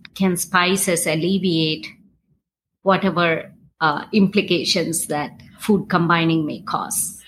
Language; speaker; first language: English; non-native, local second language; Tamil